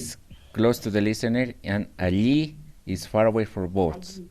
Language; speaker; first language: English; non-native, learner; Spanish